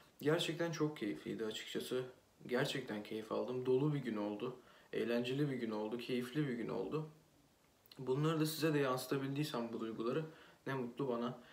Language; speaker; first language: Turkish; native; Turkish